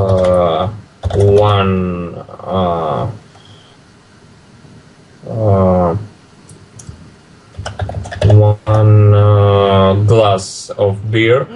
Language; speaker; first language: English; non-native, learner; Russian